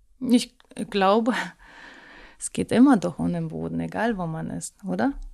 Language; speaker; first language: German; non-native, fluent; Ukrainian